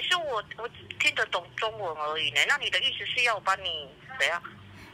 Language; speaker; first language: Chinese; native; Chinese